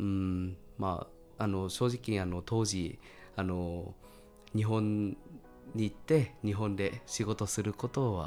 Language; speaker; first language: Japanese; non-native, fluent; Vietnamese